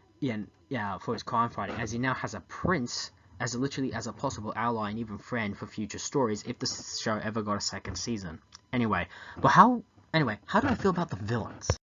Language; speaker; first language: English; native; English